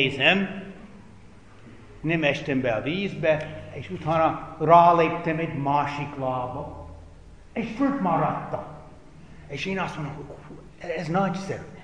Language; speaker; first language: Hungarian; non-native, fluent; English